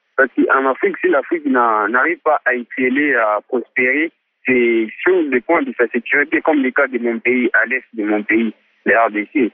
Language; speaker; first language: French; non-native, local second language; Swahili